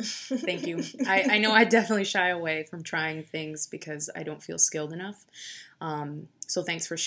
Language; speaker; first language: English; native; English